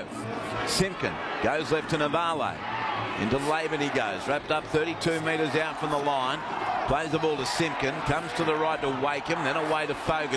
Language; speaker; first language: English; native; English